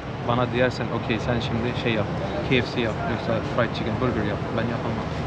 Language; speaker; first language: Turkish; non-native, fluent; Bangla